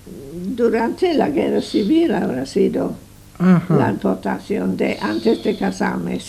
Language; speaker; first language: Spanish; non-native, fluent; English